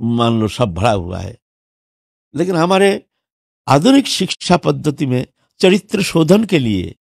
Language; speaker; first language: Hindi; non-native, local second language; Bangla